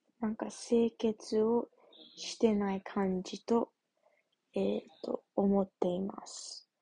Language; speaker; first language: Japanese; non-native, learner; English